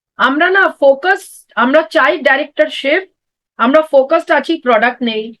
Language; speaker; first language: Bangla; non-native, local second language; Hindi